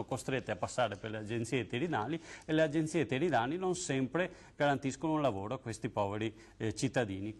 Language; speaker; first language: Italian; native; Italian